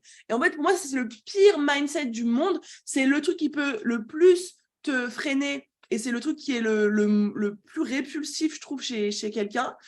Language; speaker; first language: French; native; French